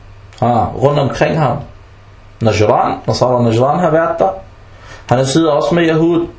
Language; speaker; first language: Danish; early bilingual, other home language; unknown